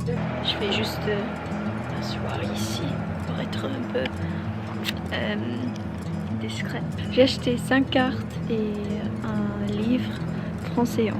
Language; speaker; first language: French; non-native, learner; English